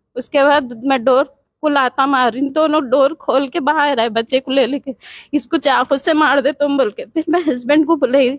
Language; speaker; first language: Hindi; non-native, local second language; Urdu